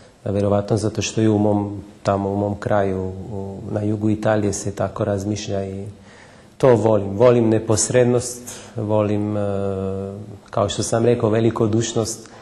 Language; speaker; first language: Croatian; non-native, fluent; Italian